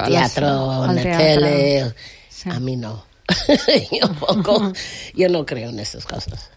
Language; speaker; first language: Spanish; non-native, fluent; English